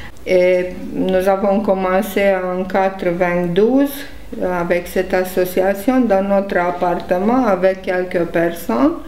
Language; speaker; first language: French; non-native, fluent; Romanian